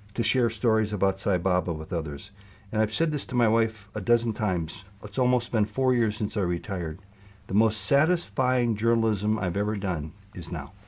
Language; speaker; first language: English; native; English